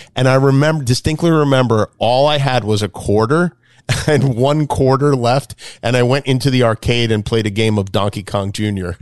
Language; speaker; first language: English; native; English